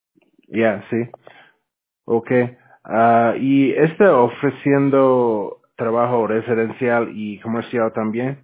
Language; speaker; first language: Spanish; non-native, learner; English